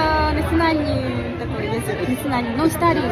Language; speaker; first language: Russian; non-native, learner; Mongolian